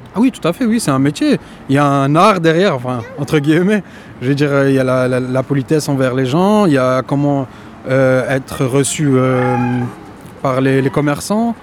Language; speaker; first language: French; native; French